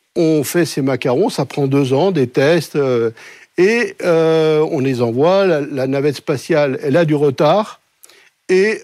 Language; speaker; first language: French; native; French